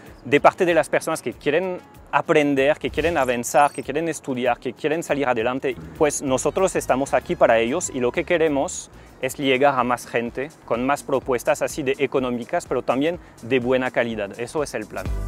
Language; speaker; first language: Spanish; non-native, fluent; French